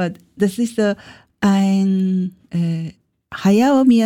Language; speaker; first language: German; non-native, learner; Japanese